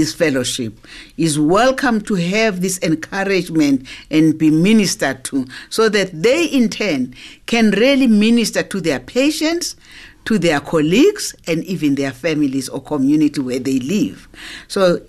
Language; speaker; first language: English; non-native, local second language; Zulu